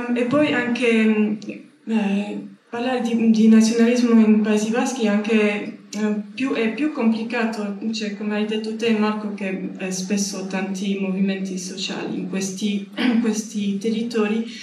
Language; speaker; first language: Italian; non-native, learner; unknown